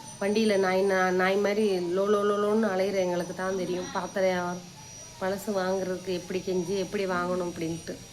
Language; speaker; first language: Tamil; native; Tamil